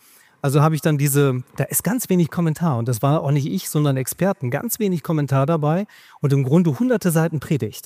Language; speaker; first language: German; native; German